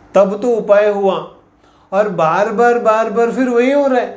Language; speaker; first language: Hindi; non-native, local second language; Kannada